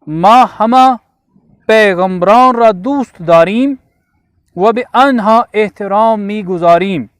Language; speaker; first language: Persian; non-native, fluent; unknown